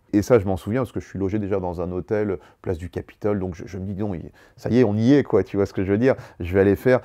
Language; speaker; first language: French; native; French